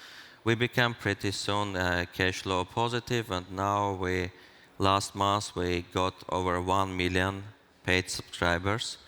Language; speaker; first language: English; non-native, fluent; Armenian